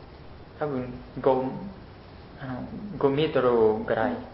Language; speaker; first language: Japanese; non-native, learner; Khmer